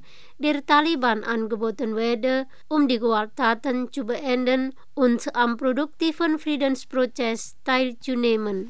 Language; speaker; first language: German; non-native, fluent; Indonesian